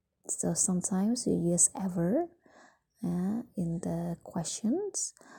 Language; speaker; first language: English; non-native, fluent; Indonesian